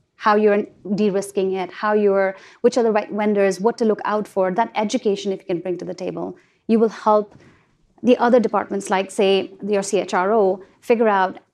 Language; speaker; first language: English; non-native, local second language; Hindi